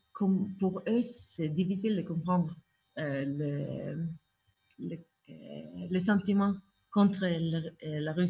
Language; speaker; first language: French; non-native, fluent; Norwegian